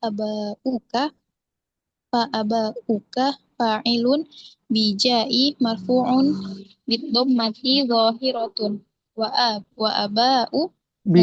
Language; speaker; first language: Arabic; non-native, learner; Indonesian